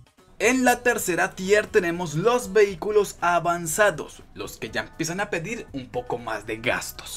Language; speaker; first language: Spanish; native; Spanish